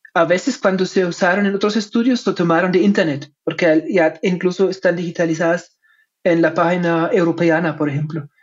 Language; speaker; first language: Spanish; non-native, fluent; German